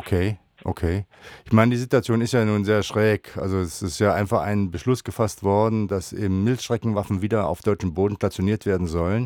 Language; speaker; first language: German; native; German